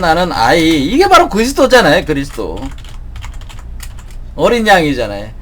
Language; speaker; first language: Korean; native; Korean